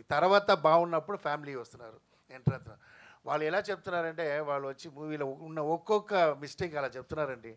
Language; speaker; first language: Telugu; non-native, local second language; Tamil